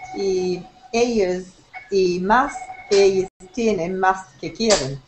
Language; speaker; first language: Spanish; non-native, learner; English